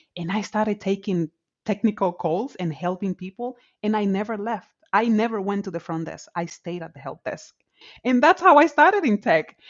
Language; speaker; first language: English; non-native, fluent; Spanish